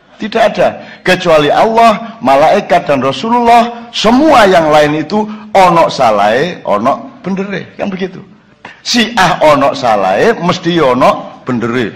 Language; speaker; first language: Indonesian; non-native, local second language; Javanese